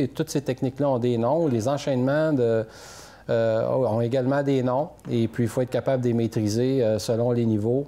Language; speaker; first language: French; native; French